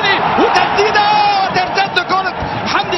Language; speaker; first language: Arabic; native; Arabic